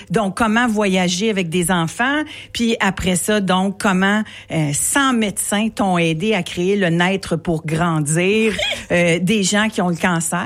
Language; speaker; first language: French; native; French